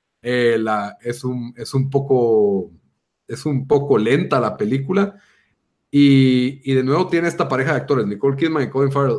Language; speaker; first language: Spanish; native; Spanish